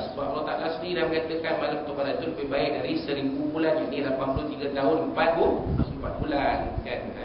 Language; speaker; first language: Malay; native; Malay